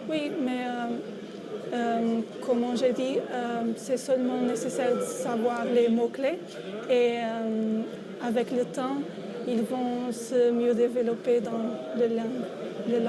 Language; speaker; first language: French; non-native, learner; Portuguese